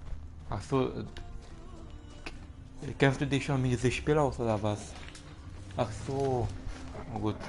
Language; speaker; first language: German; non-native, fluent; Romanian